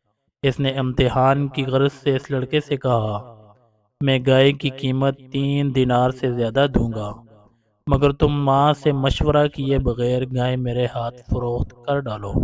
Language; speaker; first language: Urdu; native; Urdu